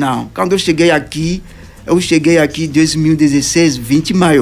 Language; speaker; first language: Portuguese; non-native, learner; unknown